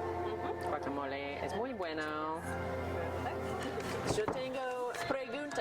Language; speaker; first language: Spanish; non-native, learner; English